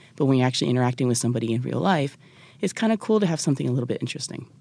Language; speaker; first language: English; early bilingual, other home language; Japanese